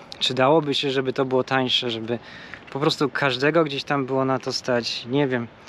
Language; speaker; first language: Polish; native; Polish